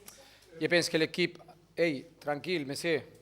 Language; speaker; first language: French; non-native, fluent; Spanish